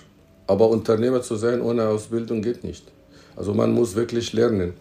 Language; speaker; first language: German; non-native, fluent; Arabic